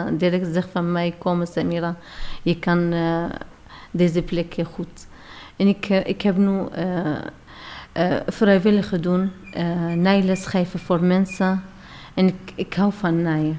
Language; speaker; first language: Dutch; non-native, learner; Arabic